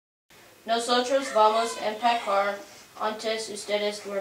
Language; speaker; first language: Spanish; non-native, learner; English